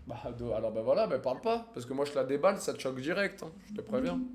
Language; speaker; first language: French; native; French